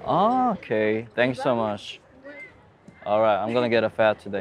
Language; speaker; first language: English; non-native, learner; Korean